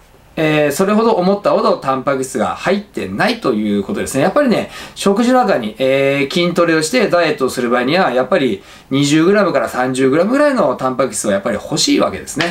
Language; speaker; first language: Japanese; native; Japanese